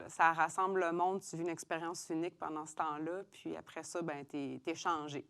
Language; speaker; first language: French; native; French